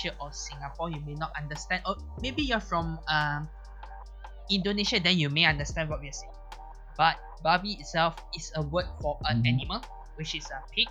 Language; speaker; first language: English; non-native, local second language; Chinese